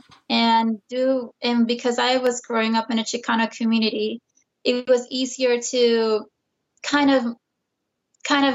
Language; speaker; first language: English; early bilingual, other home language; Spanish